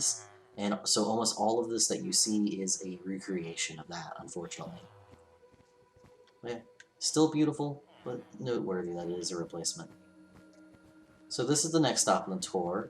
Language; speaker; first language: English; native; English